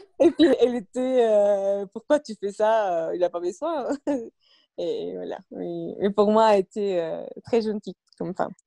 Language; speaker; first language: French; non-native, fluent; Spanish